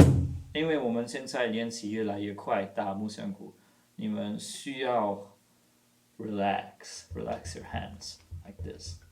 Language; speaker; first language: Chinese; non-native, fluent; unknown